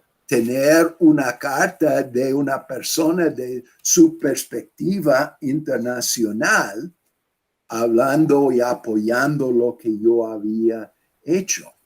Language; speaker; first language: Spanish; non-native, fluent; English